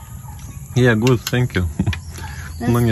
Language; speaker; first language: English; non-native, learner; Russian